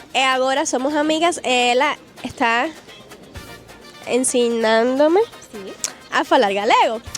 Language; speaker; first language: Galician; non-native, learner; Spanish